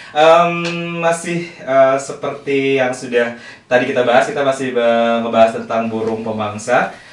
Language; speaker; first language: Indonesian; native; Indonesian